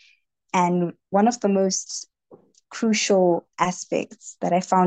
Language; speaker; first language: English; non-native, local second language; Shona